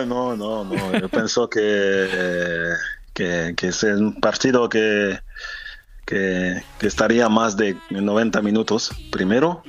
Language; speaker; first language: Spanish; non-native, fluent; French